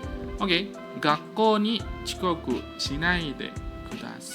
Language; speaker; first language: Japanese; non-native, fluent; Indonesian